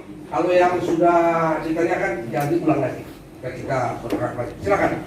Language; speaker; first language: Indonesian; native; Indonesian